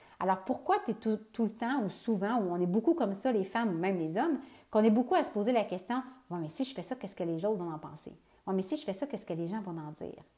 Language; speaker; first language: French; native; French